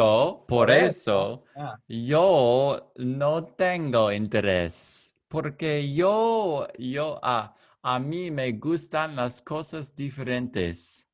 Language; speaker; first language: Spanish; non-native, learner; English